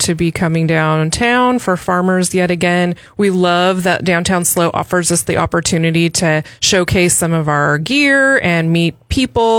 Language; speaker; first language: English; native; English